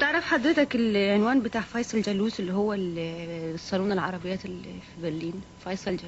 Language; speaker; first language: Arabic; native; Arabic